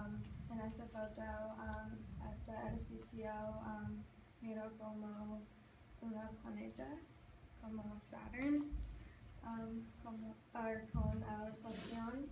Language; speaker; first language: Spanish; non-native, learner; English